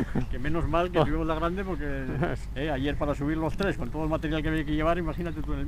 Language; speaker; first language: Spanish; native; Spanish